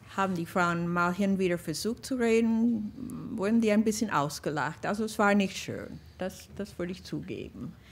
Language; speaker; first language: German; non-native, fluent; English